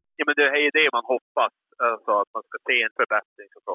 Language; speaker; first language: Swedish; native; Swedish